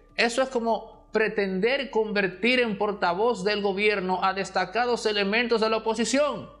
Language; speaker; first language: Spanish; native; Spanish